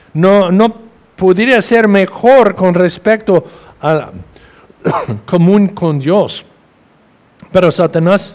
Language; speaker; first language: Spanish; non-native, fluent; English